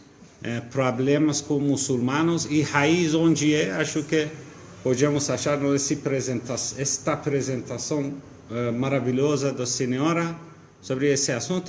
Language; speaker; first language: Portuguese; non-native, fluent; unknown